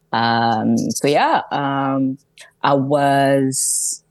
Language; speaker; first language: English; early bilingual, other home language; French